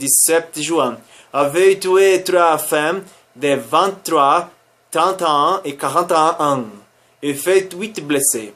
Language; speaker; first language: French; non-native, learner; Spanish